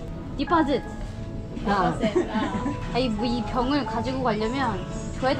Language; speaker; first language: Korean; native; Korean